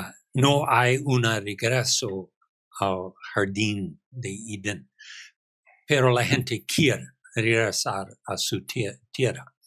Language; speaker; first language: Spanish; non-native, fluent; English